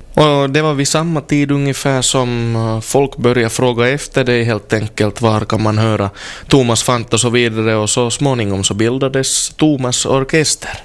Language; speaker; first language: Swedish; native; Swedish